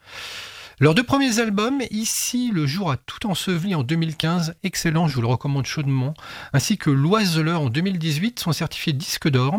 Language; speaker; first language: French; native; French